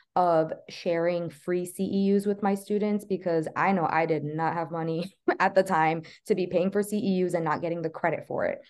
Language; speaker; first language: English; native; English